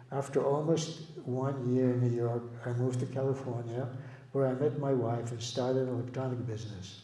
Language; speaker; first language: English; early bilingual, other home language; Lithuanian